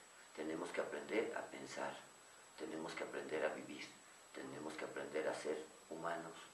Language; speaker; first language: Spanish; native; Spanish